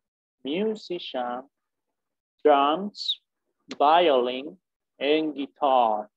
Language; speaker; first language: English; non-native, fluent; Spanish